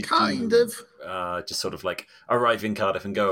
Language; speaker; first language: English; native; English